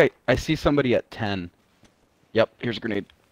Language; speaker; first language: English; native; English